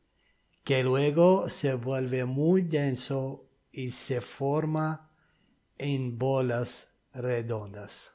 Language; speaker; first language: Spanish; non-native, fluent; Arabic